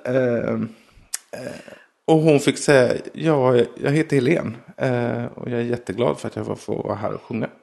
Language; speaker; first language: Swedish; native; Swedish